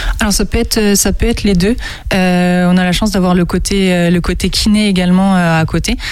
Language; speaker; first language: French; native; French